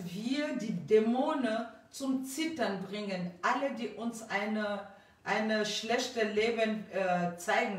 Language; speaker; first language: German; non-native, fluent; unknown